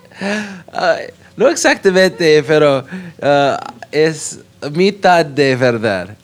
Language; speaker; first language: Spanish; non-native, learner; English